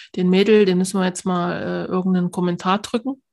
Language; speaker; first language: German; native; German